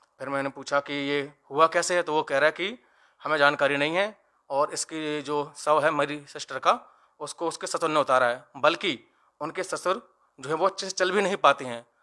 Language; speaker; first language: Hindi; native; Hindi